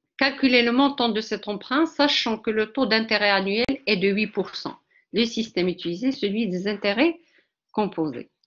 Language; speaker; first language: French; non-native, local second language; Arabic